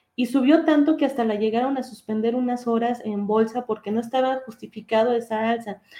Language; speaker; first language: Spanish; native; Spanish